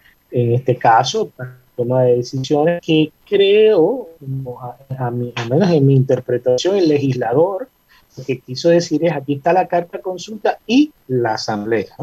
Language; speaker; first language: Spanish; native; Spanish